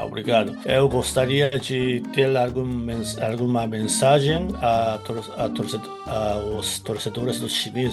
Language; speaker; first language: Portuguese; non-native, fluent; Japanese